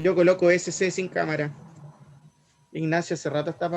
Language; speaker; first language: Spanish; native; Spanish